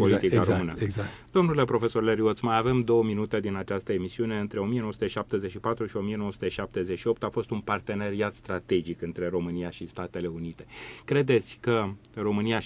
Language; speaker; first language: Romanian; native; Romanian